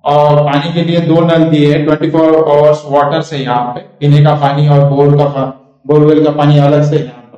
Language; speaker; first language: Hindi; non-native, local second language; Marathi